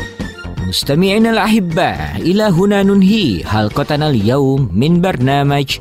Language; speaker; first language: Arabic; non-native, fluent; Indonesian